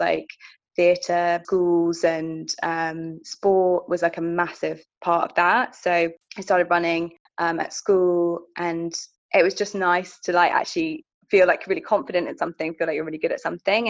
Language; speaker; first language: English; native; English